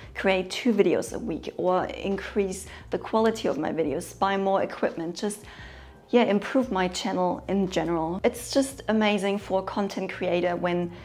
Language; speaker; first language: English; non-native, fluent; German